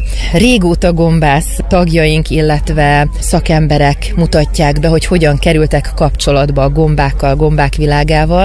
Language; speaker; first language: Hungarian; native; Hungarian